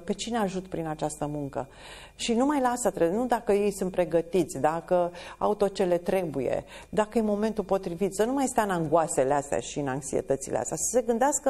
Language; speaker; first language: Romanian; native; Romanian